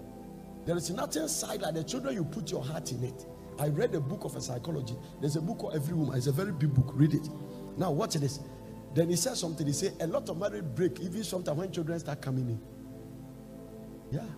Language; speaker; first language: English; non-native, local second language; Akan